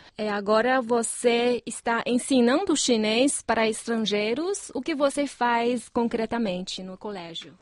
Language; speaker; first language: Portuguese; non-native, fluent; Chinese